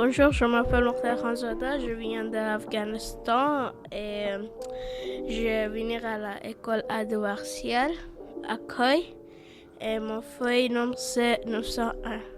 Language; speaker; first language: French; non-native, learner; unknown